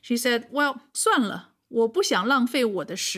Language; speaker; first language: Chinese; native; Chinese